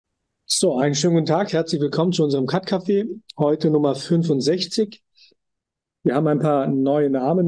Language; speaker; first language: German; native; German